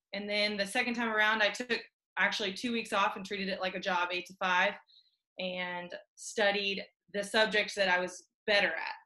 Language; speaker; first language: English; native; English